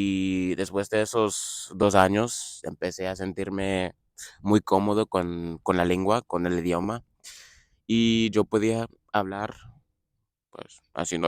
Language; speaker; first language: Spanish; non-native, fluent; English